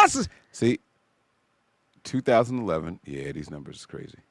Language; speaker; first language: English; native; English